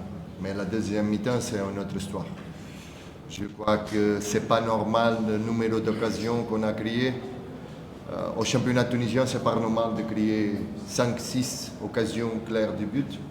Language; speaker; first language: French; non-native, fluent; Portuguese